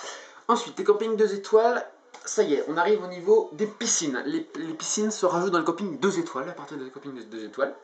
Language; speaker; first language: French; native; French